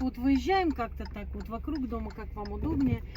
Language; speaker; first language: Russian; native; Russian